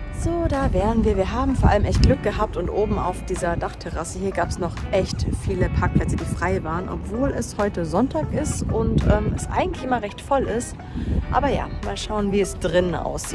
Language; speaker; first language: German; native; German